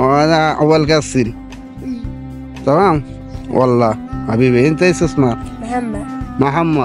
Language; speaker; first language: Arabic; non-native, learner; Bangla